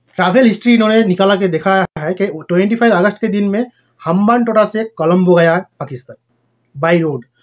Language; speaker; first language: Hindi; non-native, local second language; Bangla